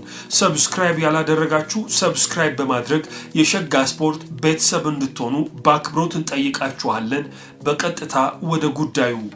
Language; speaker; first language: Amharic; native; Amharic